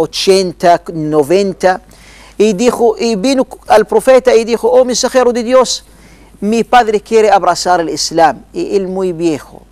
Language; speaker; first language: Spanish; non-native, learner; Arabic